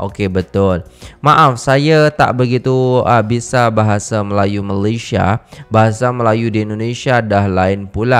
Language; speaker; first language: Indonesian; native; Indonesian